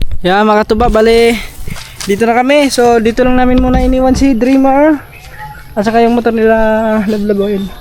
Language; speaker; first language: Filipino; non-native, local second language; Cebuano